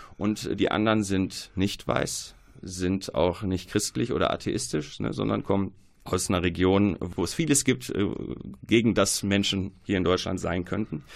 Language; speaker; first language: German; early bilingual, other home language; Arabic